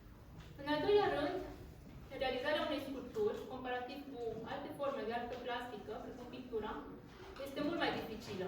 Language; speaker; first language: Romanian; native; Romanian